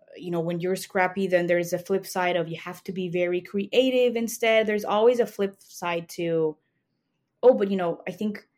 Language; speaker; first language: English; non-native, fluent; Spanish